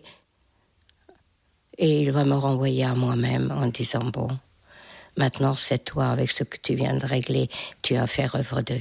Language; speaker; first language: French; non-native, fluent; Hungarian